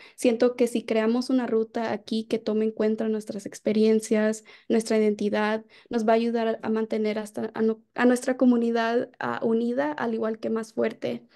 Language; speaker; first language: Spanish; native; Spanish